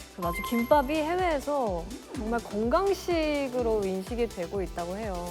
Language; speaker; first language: Korean; native; Korean